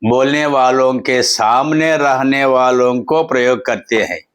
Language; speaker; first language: Hindi; non-native, local second language; Telugu